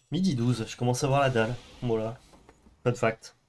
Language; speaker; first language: French; native; French